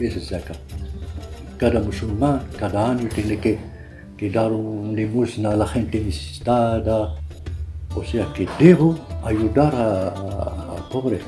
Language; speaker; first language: Spanish; non-native, fluent; Arabic